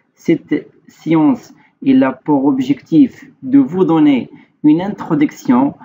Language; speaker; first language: French; non-native, local second language; Arabic